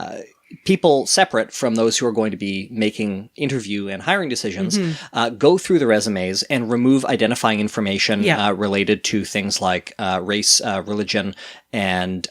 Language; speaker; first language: English; native; English